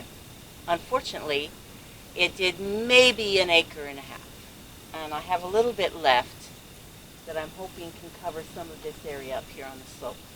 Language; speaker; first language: English; native; English